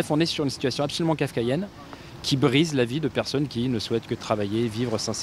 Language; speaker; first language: French; native; French